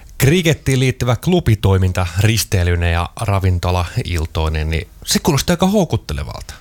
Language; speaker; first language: Finnish; native; Finnish